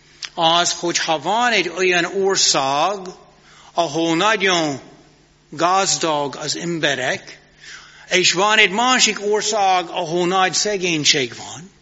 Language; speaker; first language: Hungarian; non-native, fluent; English